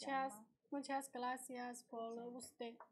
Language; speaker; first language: Spanish; non-native, learner; Chinese